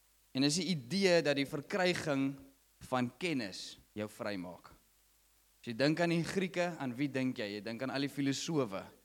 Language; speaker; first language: Afrikaans; native; Afrikaans